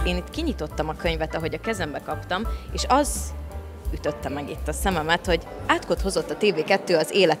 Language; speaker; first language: Hungarian; native; Hungarian